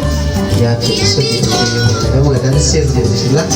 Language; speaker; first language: Filipino; non-native, local second language; Cebuano